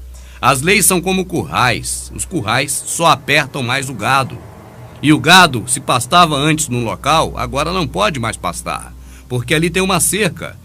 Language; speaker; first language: Portuguese; native; Portuguese